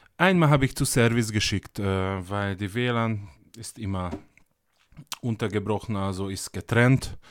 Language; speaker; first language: German; non-native, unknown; Hungarian